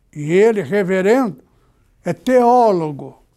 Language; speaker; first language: Portuguese; native; Portuguese